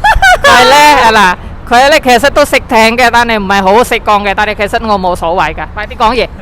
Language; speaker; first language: Cantonese; non-native, fluent; Indonesian